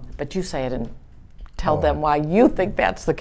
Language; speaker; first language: English; native; English